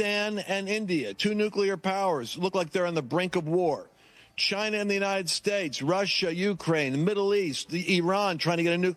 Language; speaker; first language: English; native; English